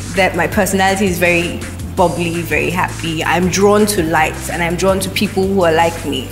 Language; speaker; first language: English; non-native, local second language; Yoruba